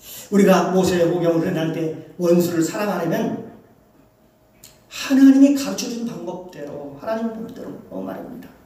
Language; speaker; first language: Korean; native; Korean